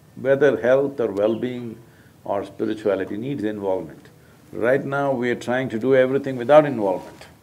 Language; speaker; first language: English; non-native, local second language; Kannada